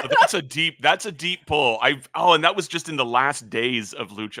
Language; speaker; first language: English; native; English